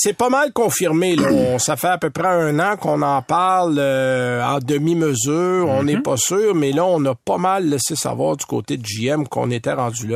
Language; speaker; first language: French; native; French